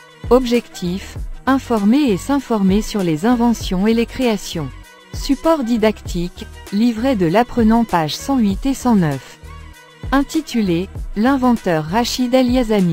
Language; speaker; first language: French; non-native, local second language; Arabic